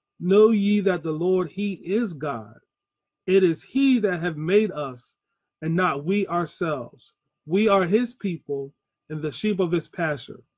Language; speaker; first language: English; native; English